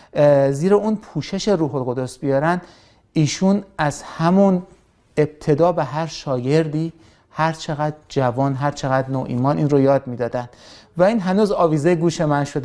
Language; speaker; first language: Persian; native; Persian